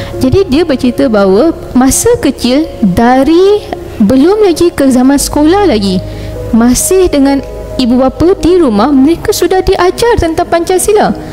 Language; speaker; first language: Malay; non-native, local second language; Tamil